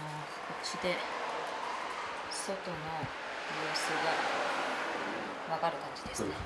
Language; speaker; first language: Japanese; native; Japanese